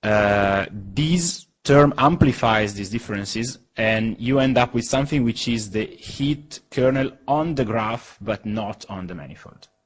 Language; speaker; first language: English; non-native, fluent; Italian